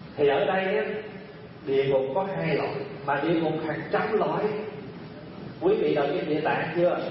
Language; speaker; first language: Vietnamese; native; Vietnamese